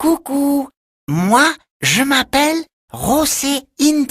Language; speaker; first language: French; non-native, learner; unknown